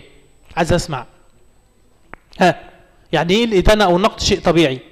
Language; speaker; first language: Arabic; native; Arabic